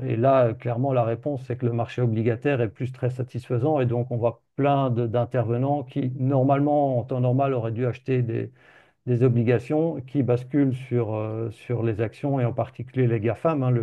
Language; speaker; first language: French; native; French